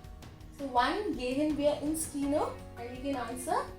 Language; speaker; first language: German; non-native, learner; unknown